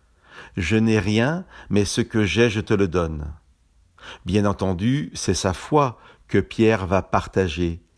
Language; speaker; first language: French; native; French